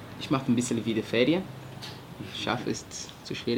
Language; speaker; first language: German; non-native, fluent; Portuguese